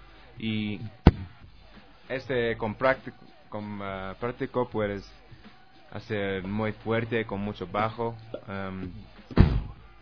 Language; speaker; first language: Spanish; non-native, learner; English